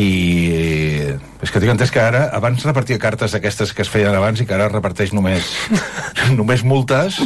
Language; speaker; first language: Catalan; native; Catalan